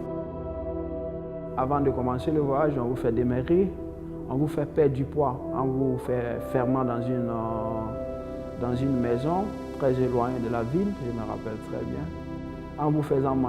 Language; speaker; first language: French; non-native, local second language; Bambara